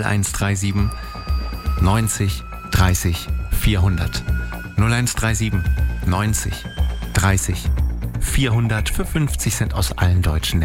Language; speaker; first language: German; native; German